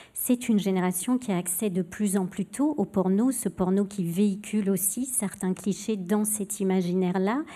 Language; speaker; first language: French; native; French